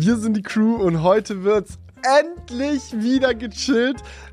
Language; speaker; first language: German; native; German